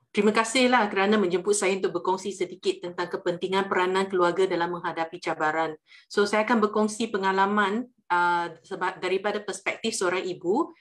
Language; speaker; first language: Malay; non-native, local second language; Chinese